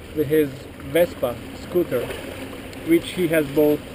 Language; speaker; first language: English; non-native, fluent; Turkish